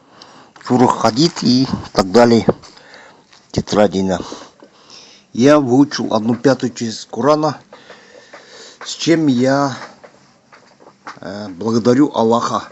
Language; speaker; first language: Russian; non-native, local second language; Kazakh